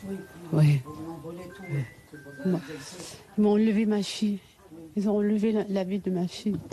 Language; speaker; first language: French; non-native, fluent; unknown